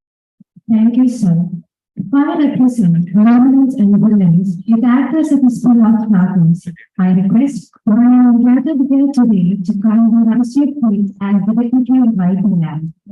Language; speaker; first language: English; non-native, local second language; Malayalam